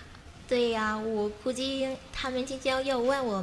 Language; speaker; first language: Chinese; non-native, fluent; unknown